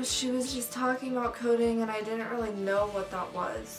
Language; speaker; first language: English; native; English